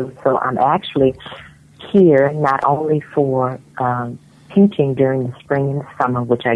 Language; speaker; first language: English; native; English